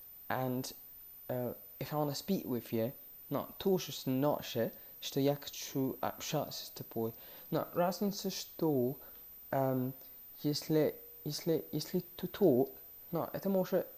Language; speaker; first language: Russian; non-native, fluent; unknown